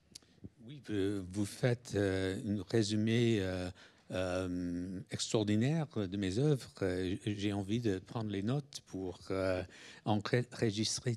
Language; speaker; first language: French; non-native, fluent; English